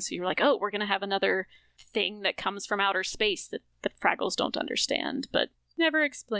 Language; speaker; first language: English; native; English